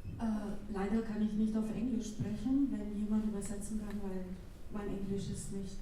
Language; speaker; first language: German; non-native, fluent; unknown